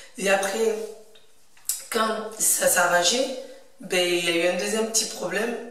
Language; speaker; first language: French; early bilingual, other home language; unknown